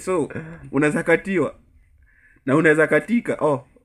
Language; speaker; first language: Swahili; native; Swahili